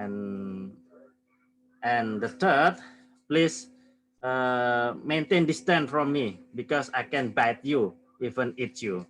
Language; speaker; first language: English; non-native, learner; Indonesian